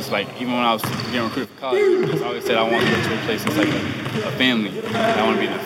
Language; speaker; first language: English; native; English